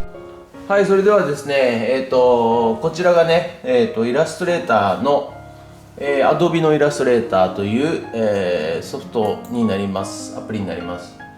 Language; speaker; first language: Japanese; native; Japanese